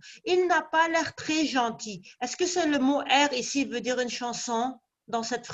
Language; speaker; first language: French; non-native, local second language; Arabic